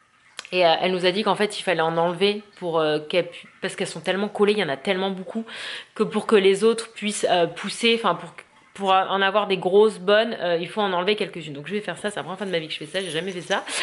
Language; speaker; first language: French; native; French